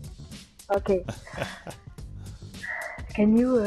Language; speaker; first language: English; non-native, learner; French